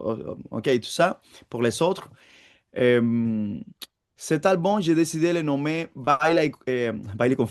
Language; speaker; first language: French; non-native, fluent; Spanish